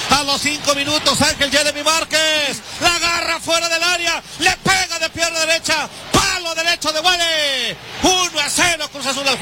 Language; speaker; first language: Spanish; native; Spanish